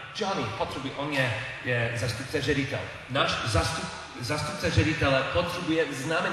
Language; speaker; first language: Czech; non-native, learner; English